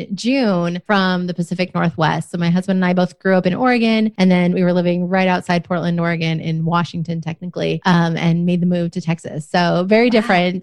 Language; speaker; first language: English; native; English